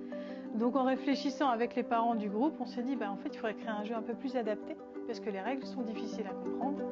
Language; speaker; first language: French; native; French